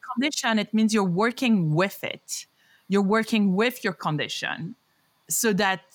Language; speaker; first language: English; non-native, fluent; French